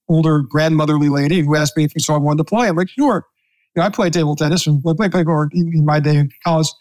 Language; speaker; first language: English; native; English